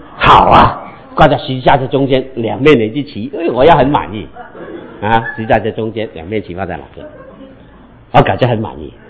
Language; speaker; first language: Chinese; non-native, local second language; Cantonese